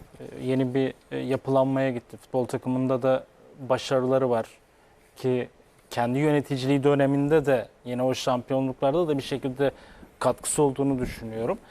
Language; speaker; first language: Turkish; native; Turkish